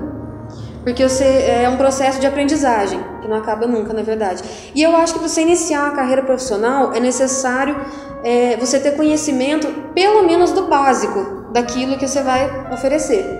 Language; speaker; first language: Portuguese; native; Portuguese